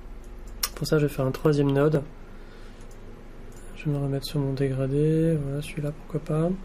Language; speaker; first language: French; native; French